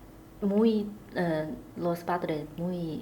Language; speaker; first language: Spanish; non-native, learner; Chinese